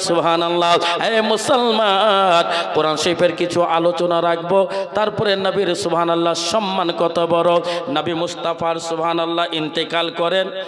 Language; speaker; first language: Bangla; non-native, local second language; Urdu